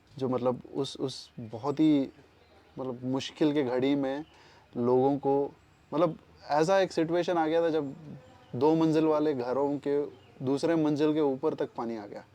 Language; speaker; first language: Hindi; non-native, local second language; Malayalam